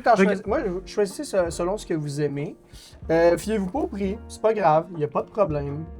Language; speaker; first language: French; native; French